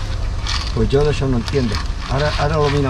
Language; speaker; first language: Spanish; native; Spanish